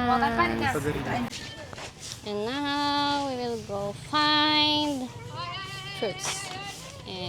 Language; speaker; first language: English; non-native, local second language; Filipino